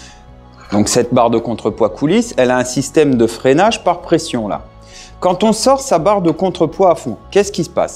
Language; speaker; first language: French; native; French